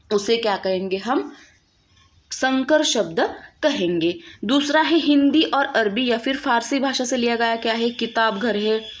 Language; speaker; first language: Hindi; non-native, local second language; Marathi